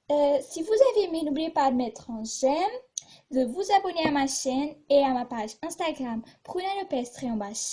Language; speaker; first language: French; non-native, fluent; Portuguese